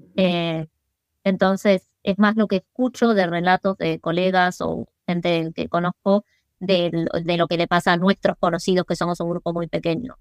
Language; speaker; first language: Spanish; early bilingual, other home language; English